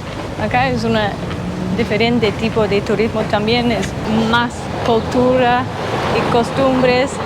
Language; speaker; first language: Spanish; non-native, learner; English